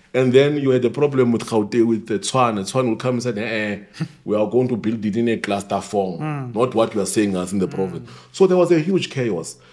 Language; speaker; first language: English; non-native, local second language; Xhosa